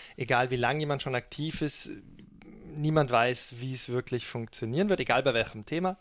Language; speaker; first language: German; native; German